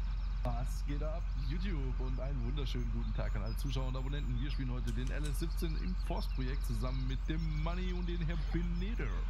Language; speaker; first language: German; native; German